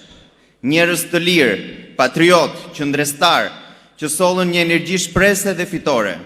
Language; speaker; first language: Albanian; native; Albanian